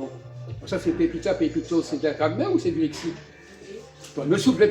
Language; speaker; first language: French; native; French